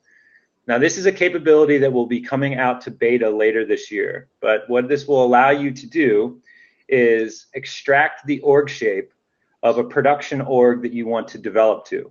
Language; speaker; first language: English; native; English